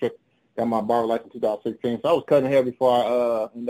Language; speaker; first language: English; native; English